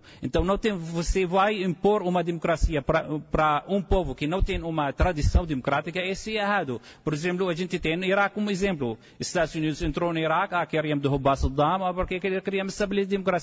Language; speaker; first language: Portuguese; non-native, fluent; Arabic